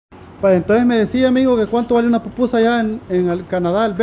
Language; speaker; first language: Spanish; native; Spanish